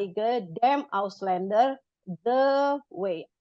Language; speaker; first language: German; non-native, fluent; Indonesian